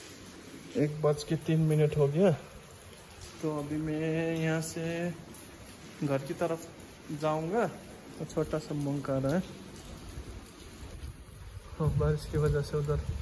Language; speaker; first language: Hindi; non-native, local second language; Nepali